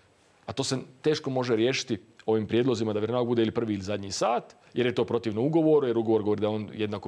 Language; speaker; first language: Croatian; native; Croatian